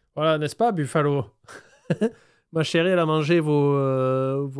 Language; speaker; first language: French; native; French